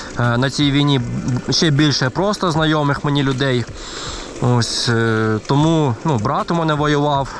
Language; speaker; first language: Ukrainian; non-native, local second language; Russian